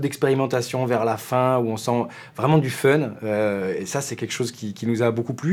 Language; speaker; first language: French; native; French